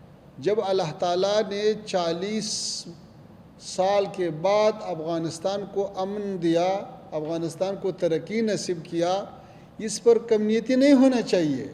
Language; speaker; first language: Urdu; non-native, fluent; Pashto